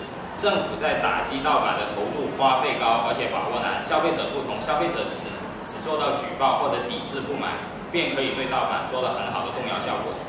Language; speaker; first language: Chinese; native; Chinese